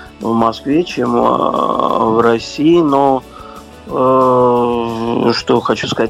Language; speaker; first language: Russian; native; Russian